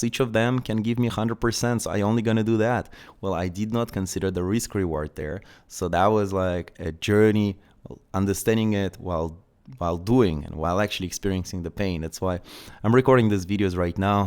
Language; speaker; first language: English; non-native, fluent; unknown